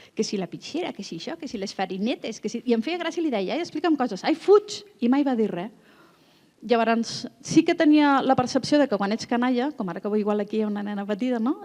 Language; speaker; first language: Catalan; native; Catalan